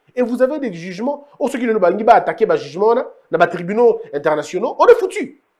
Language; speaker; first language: French; non-native, local second language; Lingala